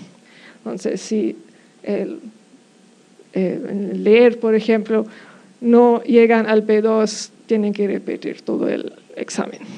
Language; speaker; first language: Spanish; non-native, fluent; German